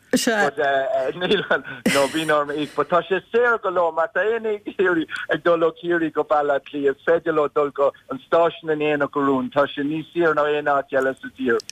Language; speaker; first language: Irish; native; Irish